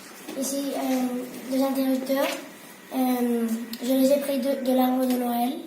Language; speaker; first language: French; non-native, local second language; Spanish